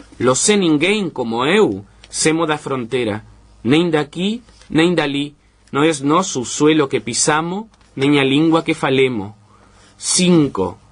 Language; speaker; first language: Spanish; native; Spanish